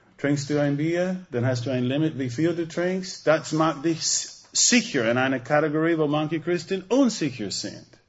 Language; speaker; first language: German; non-native, fluent; English